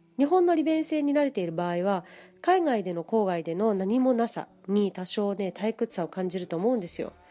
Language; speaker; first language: Japanese; native; Japanese